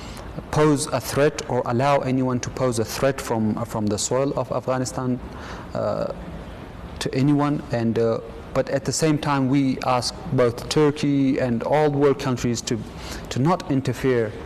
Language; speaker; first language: English; non-native, fluent; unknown